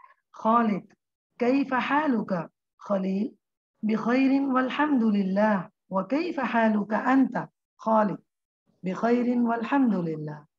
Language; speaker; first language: Arabic; non-native, learner; Urdu